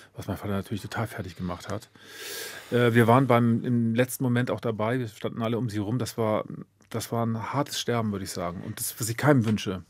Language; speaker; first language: German; native; German